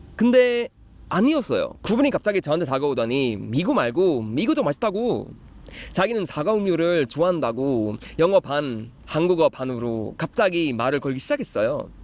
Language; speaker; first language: Korean; non-native, fluent; Swedish